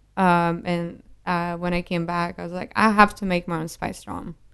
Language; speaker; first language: English; non-native, fluent; Russian